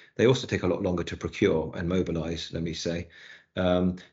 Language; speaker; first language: English; native; English